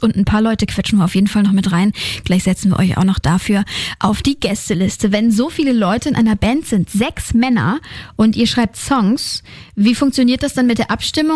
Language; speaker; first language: German; native; German